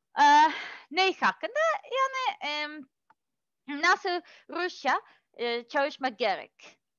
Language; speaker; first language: Turkish; non-native, learner; Russian